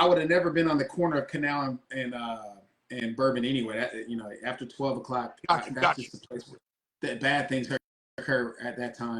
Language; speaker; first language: English; native; English